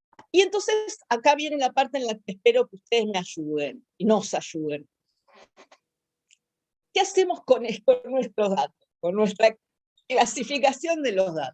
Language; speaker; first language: Spanish; native; Spanish